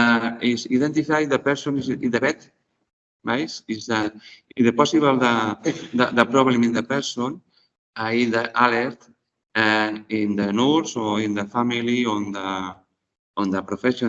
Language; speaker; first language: English; non-native, learner; Spanish